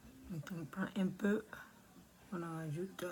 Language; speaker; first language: French; non-native, learner; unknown